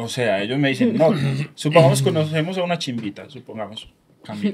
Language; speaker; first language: Spanish; native; Spanish